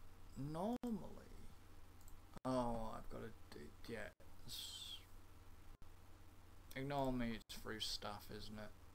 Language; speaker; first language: English; native; English